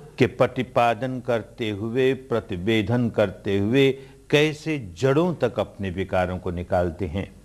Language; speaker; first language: Hindi; early bilingual, heritage; Hindi